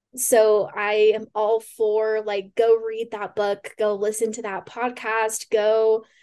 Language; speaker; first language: English; native; English